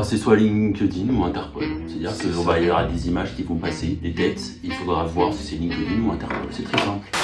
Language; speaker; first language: French; native; French